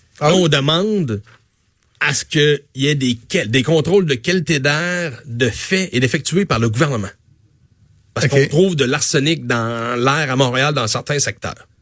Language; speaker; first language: French; native; French